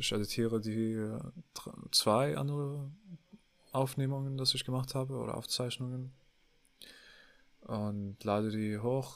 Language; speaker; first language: German; non-native, learner; English